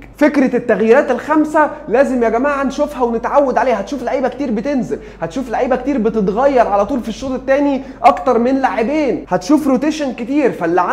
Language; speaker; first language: Arabic; native; Arabic